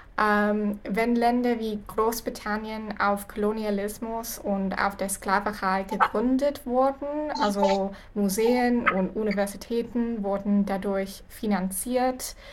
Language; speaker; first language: German; non-native, fluent; English